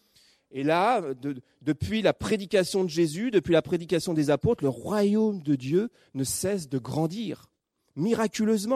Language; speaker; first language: French; native; French